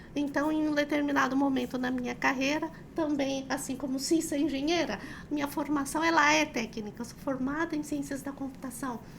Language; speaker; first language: Portuguese; early bilingual, other home language; Chinese